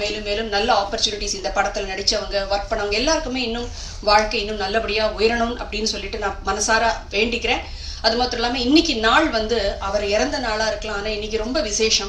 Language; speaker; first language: Tamil; native; Tamil